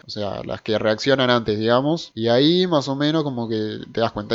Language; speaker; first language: Spanish; native; Spanish